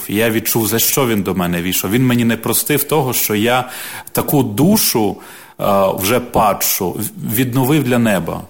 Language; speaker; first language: Ukrainian; native; Ukrainian